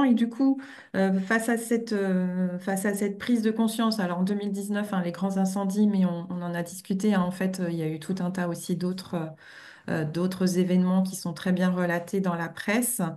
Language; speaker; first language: French; native; French